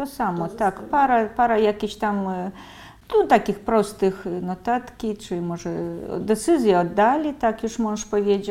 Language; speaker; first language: Polish; early bilingual, heritage; Polish